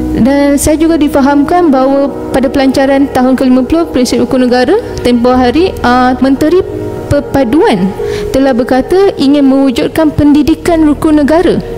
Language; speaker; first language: Malay; non-native, local second language; Tamil